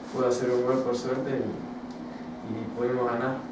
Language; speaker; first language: Spanish; native; Spanish